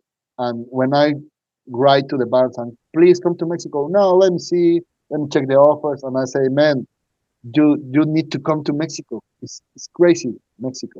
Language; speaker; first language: English; non-native, learner; Spanish